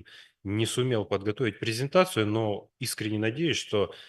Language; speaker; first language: Russian; native; Russian